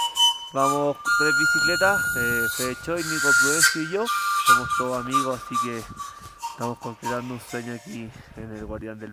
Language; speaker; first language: Spanish; native; Spanish